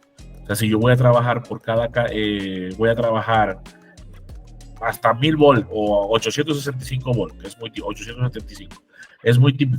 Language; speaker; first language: Spanish; native; Spanish